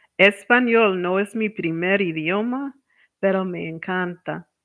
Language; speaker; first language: Spanish; non-native, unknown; English